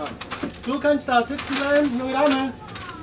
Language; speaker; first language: German; native; German